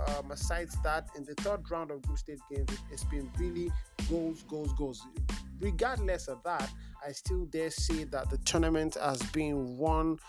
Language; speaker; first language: English; non-native, local second language; Yoruba